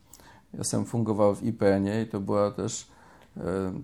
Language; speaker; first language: Slovak; non-native, learner; Polish